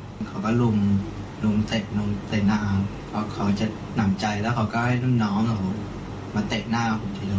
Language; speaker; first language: Thai; native; Thai